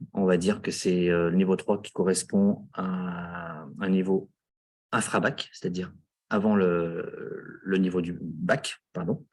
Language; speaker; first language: French; native; French